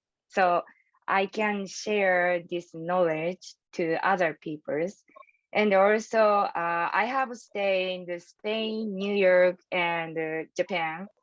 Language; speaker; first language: English; non-native, learner; Japanese